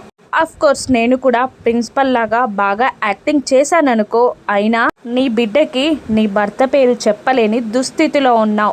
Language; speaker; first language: Telugu; native; Telugu